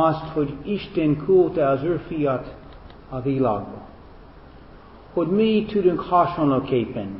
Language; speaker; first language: Hungarian; non-native, fluent; English